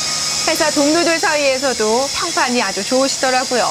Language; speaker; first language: Korean; native; Korean